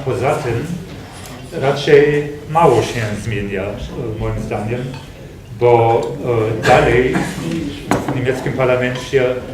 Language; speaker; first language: Polish; non-native, fluent; German